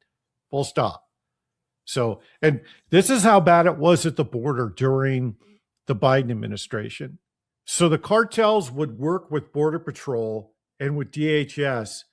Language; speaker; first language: English; native; English